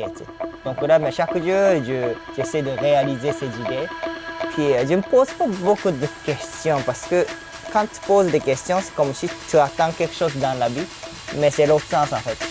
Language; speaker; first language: French; non-native, fluent; Japanese